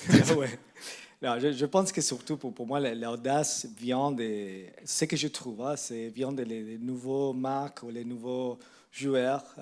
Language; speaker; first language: French; non-native, learner; Spanish